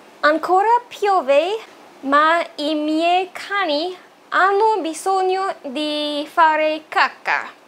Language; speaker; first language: Italian; non-native, learner; English